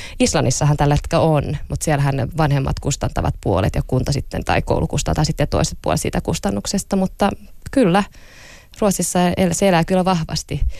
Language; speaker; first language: Finnish; non-native, local second language; Swedish